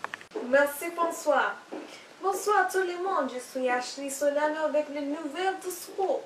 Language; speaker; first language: French; non-native, learner; English